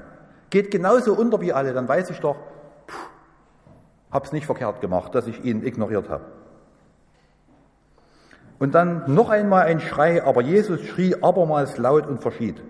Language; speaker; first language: German; native; German